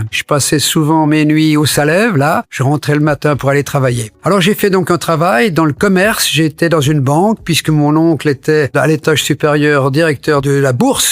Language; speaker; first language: French; native; French